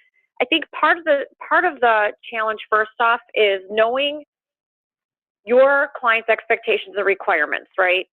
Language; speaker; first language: English; native; English